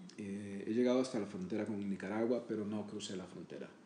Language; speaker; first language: Spanish; native; Spanish